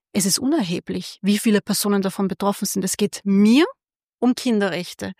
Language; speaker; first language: German; early bilingual, other home language; Hungarian